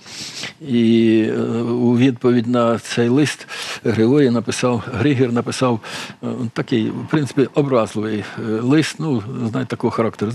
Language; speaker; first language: Ukrainian; native; Ukrainian